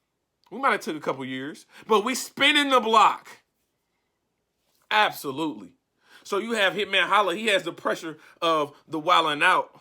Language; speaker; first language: English; native; English